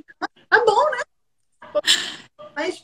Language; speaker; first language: Portuguese; native; Portuguese